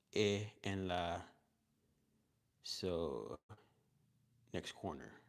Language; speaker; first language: Spanish; non-native, learner; English